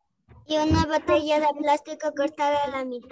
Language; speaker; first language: Spanish; native; Spanish